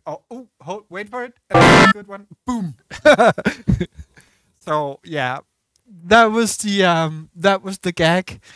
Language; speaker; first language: English; non-native, fluent; Danish